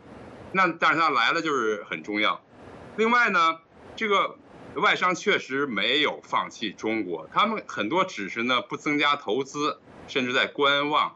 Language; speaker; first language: Chinese; native; Chinese